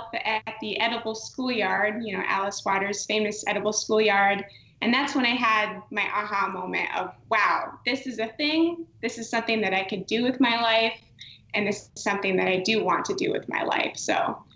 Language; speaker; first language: English; native; English